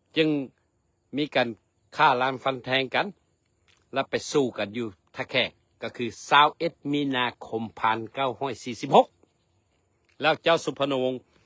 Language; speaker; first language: Lao; non-native, local second language; Hmong